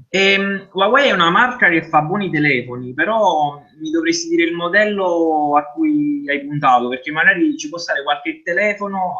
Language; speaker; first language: Italian; native; Italian